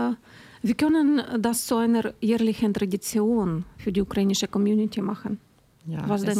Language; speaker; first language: German; non-native, learner; Ukrainian